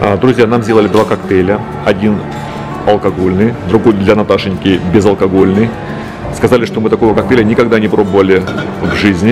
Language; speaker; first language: Russian; native; Russian